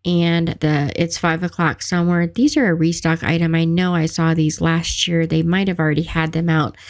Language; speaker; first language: English; native; English